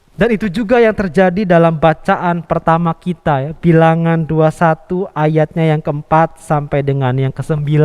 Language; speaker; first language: Indonesian; native; Indonesian